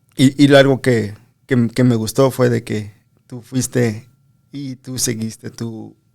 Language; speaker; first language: Spanish; early bilingual, other home language; English